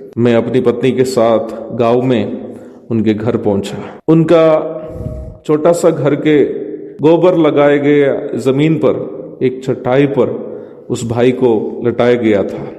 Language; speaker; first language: Hindi; non-native, local second language; Malayalam